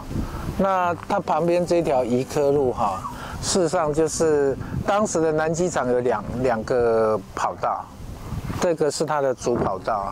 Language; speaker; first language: Chinese; native; Chinese